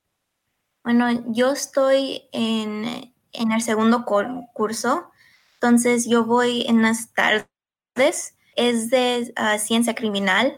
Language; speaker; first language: Spanish; early bilingual, heritage; Spanish